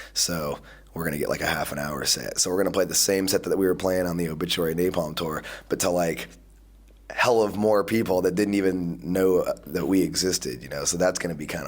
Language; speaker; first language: English; native; English